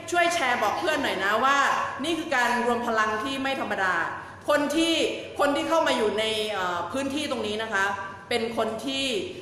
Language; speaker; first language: Thai; native; Thai